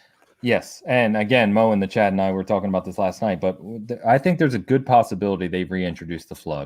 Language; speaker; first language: English; native; English